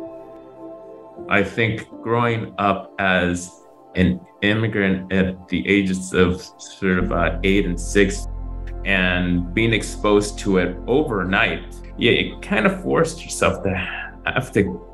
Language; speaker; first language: English; native; English